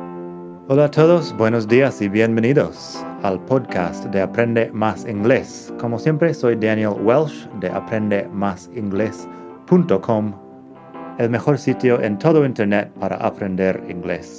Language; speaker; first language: Spanish; non-native, fluent; English